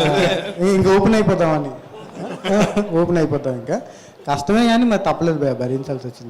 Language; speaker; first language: Telugu; native; Telugu